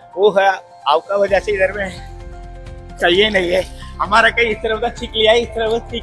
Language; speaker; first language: Hindi; non-native, learner; Tamil